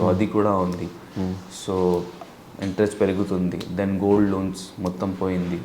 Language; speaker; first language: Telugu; non-native, local second language; Urdu